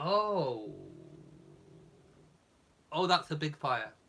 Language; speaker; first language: English; native; English